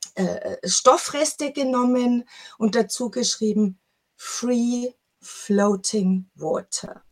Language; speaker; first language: German; native; German